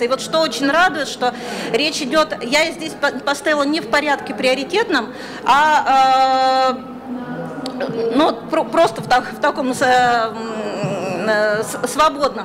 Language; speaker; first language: Russian; native; Russian